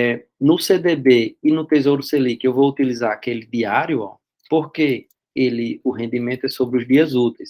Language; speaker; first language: Portuguese; native; Portuguese